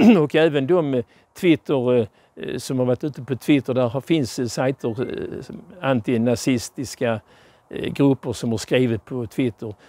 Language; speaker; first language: Swedish; native; Swedish